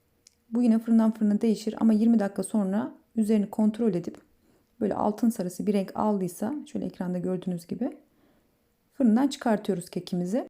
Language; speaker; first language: Turkish; native; Turkish